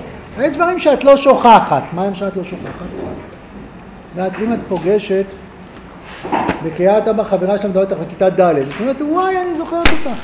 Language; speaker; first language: Hebrew; native; Hebrew